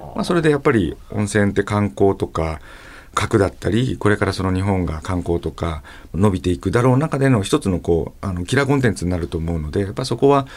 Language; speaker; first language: Japanese; native; Japanese